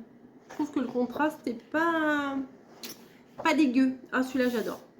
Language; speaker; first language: French; native; French